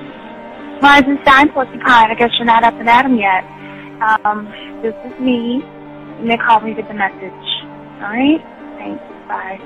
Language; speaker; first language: English; native; English